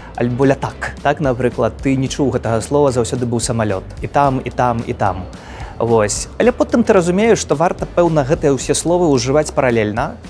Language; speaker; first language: Belarusian; native; Belarusian